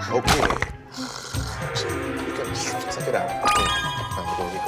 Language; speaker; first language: Korean; non-native, learner; English